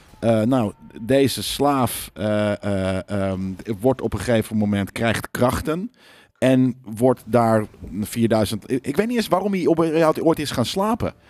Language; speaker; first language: Dutch; native; Dutch